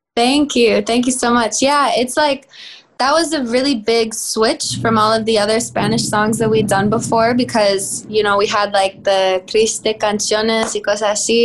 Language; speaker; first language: English; native; English